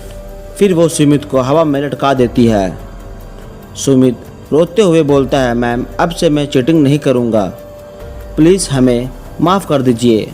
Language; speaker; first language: Hindi; native; Hindi